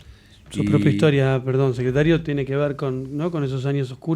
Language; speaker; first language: Spanish; native; Spanish